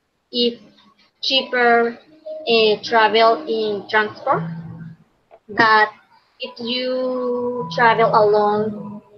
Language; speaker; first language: English; non-native, learner; Spanish